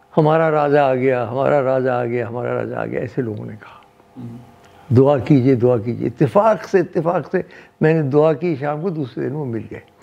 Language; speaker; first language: Hindi; non-native, local second language; Dogri